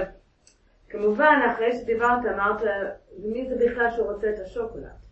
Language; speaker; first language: Hebrew; non-native, learner; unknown